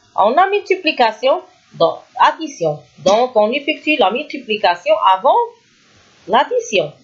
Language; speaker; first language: French; non-native, local second language; Arabic